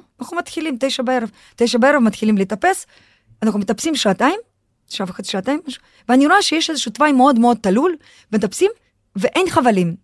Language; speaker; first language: Hebrew; non-native, fluent; Russian